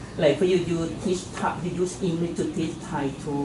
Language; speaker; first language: English; non-native, fluent; Thai